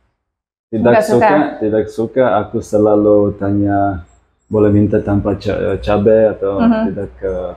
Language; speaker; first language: Indonesian; non-native, learner; Latvian